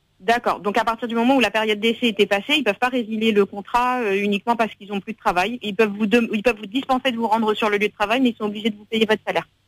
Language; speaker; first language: French; native; French